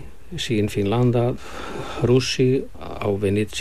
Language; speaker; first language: Romanian; non-native, fluent; Finnish